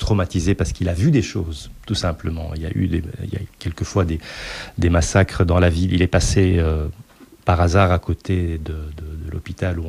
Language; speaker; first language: French; non-native, local second language; Arabic